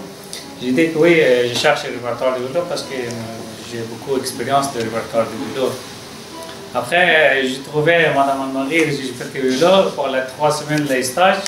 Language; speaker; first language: French; non-native, learner; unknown